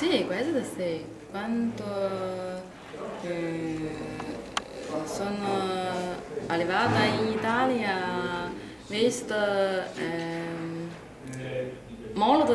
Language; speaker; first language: Italian; non-native, learner; Chinese